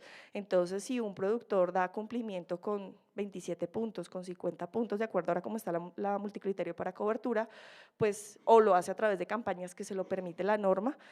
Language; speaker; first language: Spanish; native; Spanish